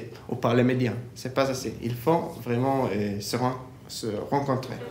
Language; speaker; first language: French; non-native, fluent; Hebrew